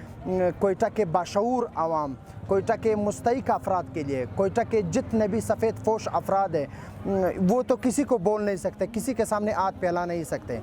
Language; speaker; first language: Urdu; non-native, local second language; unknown